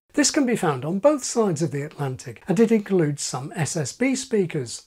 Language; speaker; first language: English; native; English